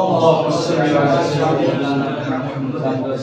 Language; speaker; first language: Arabic; non-native, fluent; Urdu